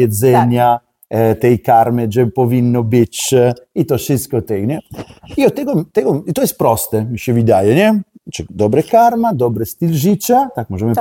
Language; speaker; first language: Polish; non-native, learner; Italian